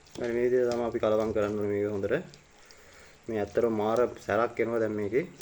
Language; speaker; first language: Sinhala; native; Sinhala